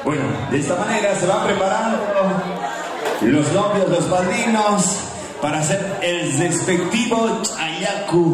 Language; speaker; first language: Spanish; native; Spanish